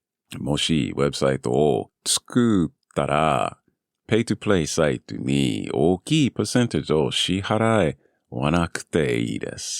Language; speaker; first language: Japanese; non-native, learner; English